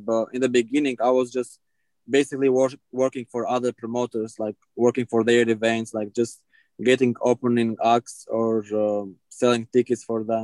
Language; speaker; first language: English; non-native, fluent; Albanian